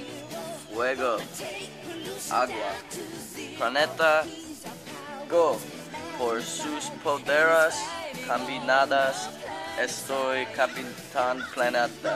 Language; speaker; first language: Spanish; non-native, learner; English